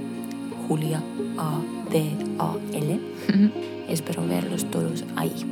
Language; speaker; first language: Spanish; non-native, fluent; Finnish